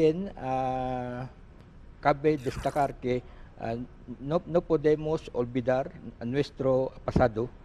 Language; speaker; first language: Spanish; non-native, learner; Filipino